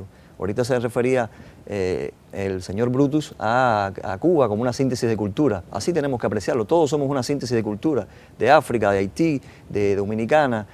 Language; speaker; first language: Spanish; native; Spanish